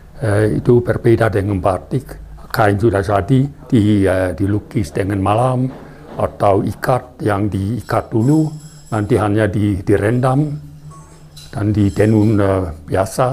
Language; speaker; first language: Indonesian; non-native, fluent; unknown